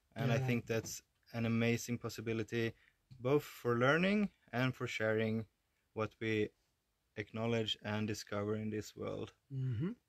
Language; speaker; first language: English; non-native, fluent; Swedish